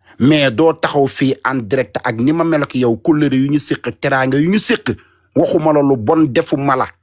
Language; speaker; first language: Wolof; native; Wolof